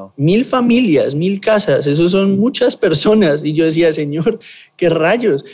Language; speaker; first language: Spanish; native; Spanish